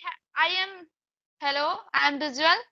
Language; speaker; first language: English; non-native, learner; Hindi